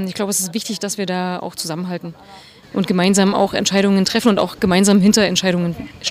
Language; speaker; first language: German; native; German